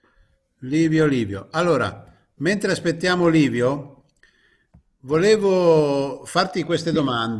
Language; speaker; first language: Italian; native; Italian